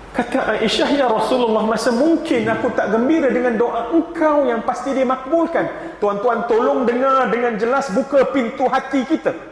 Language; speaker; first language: Malay; native; Malay